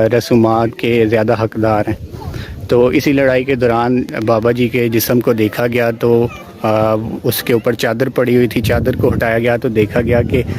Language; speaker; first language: Urdu; non-native, local second language; Punjabi